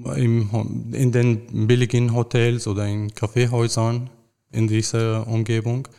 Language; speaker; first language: German; non-native, fluent; Arabic